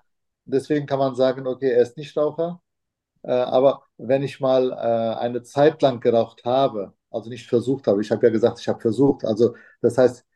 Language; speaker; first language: German; non-native, fluent; Turkish